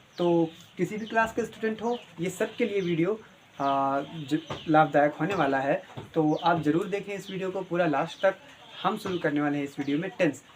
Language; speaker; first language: Hindi; native; Hindi